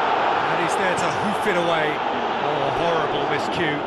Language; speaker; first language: English; native; English